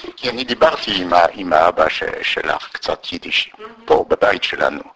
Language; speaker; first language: Hebrew; non-native, learner; French